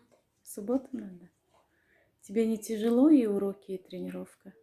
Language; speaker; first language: Russian; non-native, local second language; Tajik